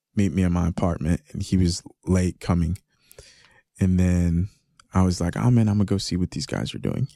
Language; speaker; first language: English; early bilingual, other home language; Greek